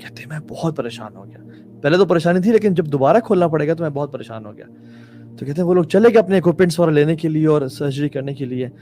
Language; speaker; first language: Urdu; native; Urdu